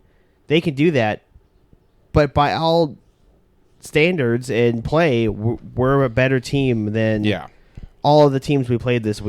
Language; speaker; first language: English; native; English